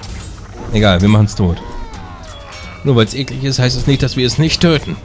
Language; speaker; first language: German; native; German